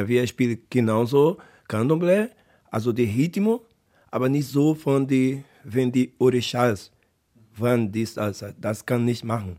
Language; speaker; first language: German; non-native, learner; Portuguese